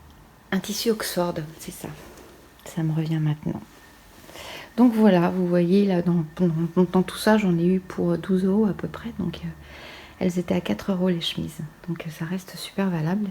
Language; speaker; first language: French; native; French